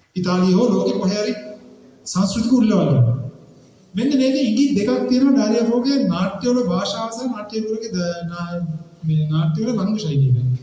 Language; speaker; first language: Sinhala; native; Sinhala